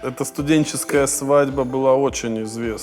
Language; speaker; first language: Russian; native; Russian